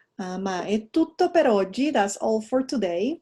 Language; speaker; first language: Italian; non-native, fluent; English